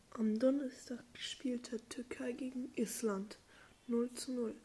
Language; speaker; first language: German; non-native, learner; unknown